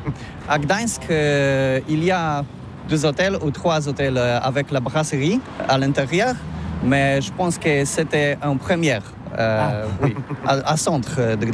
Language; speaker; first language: French; non-native, learner; Polish